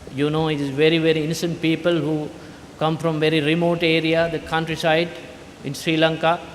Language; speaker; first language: English; non-native, local second language; Sinhala